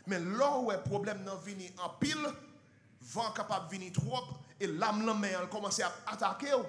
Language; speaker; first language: French; non-native, learner; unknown